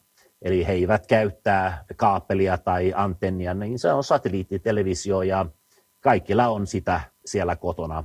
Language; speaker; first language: Finnish; non-native, fluent; Swedish